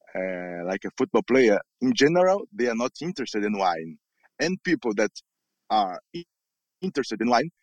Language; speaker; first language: English; non-native, learner; Portuguese